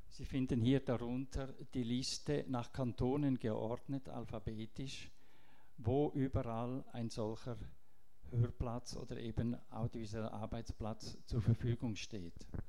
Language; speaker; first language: German; non-native, local second language; Italian